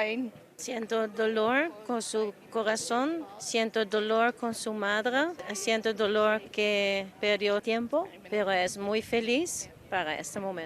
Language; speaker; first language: Spanish; non-native, learner; Dutch